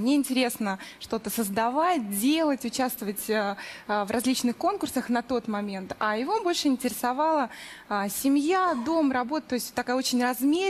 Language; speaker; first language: Russian; native; Russian